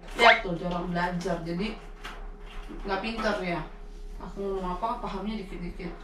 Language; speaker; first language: Indonesian; native; Indonesian